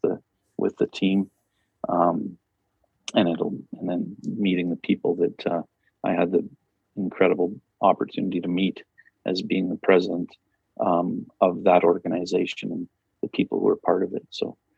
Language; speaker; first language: English; native; English